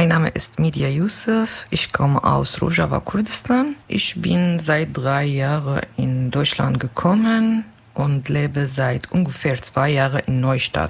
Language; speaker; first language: German; non-native, learner; Kurdish